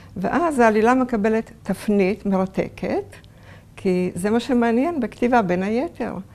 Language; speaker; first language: Hebrew; early bilingual, other home language; Polish